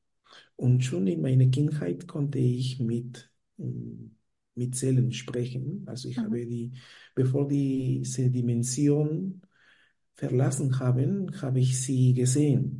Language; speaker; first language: German; non-native, fluent; Spanish